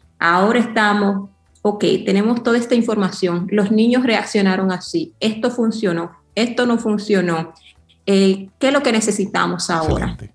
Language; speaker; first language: Spanish; early bilingual, heritage; Spanish